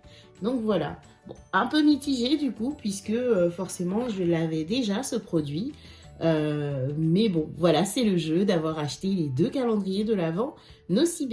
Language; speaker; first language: French; native; French